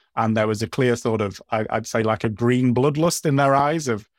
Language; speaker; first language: English; native; English